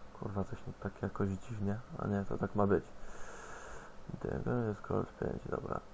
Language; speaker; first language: Polish; native; Polish